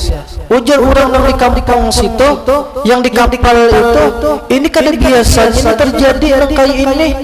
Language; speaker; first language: Indonesian; non-native, local second language; Banjar